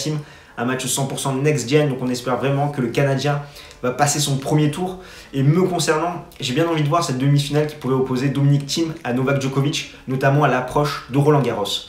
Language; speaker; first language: French; native; French